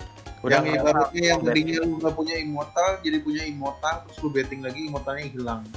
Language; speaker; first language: Indonesian; native; Indonesian